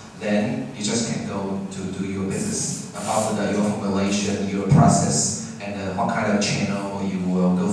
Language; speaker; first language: English; non-native, fluent; Chinese